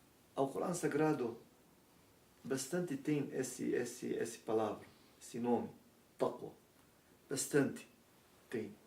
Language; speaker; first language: Portuguese; non-native, learner; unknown